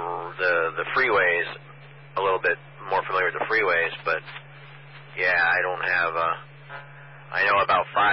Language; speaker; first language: English; native; English